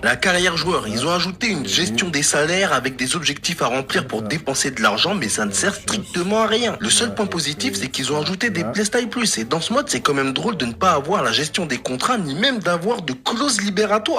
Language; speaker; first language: French; native; French